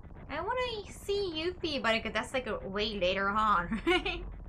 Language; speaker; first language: English; non-native, fluent; Japanese